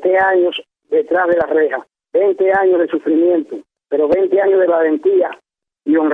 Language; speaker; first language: Spanish; native; Spanish